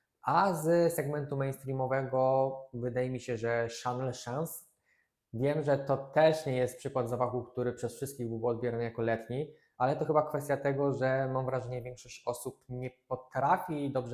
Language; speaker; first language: Polish; native; Polish